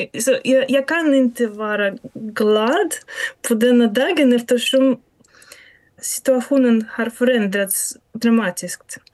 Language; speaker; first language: Swedish; non-native, fluent; Russian